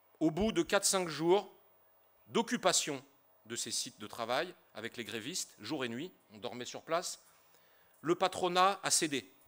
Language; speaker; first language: French; native; French